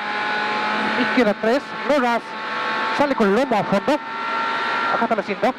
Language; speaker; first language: Spanish; native; Spanish